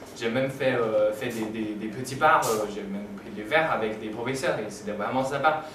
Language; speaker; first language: French; non-native, fluent; Chinese